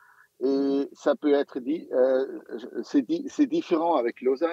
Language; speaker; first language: French; non-native, local second language; German